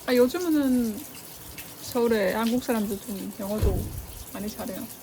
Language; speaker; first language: Korean; non-native, learner; English